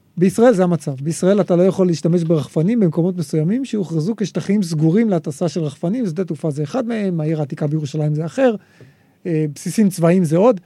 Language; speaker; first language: Hebrew; native; Hebrew